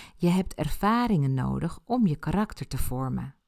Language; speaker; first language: Dutch; early bilingual, other home language; Spanish